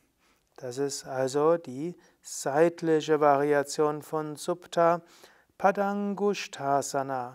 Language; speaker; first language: German; native; German